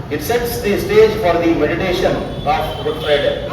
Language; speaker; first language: English; non-native, local second language; Tamil